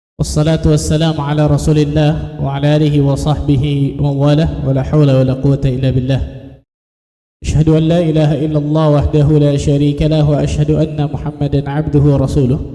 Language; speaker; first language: Indonesian; native; Indonesian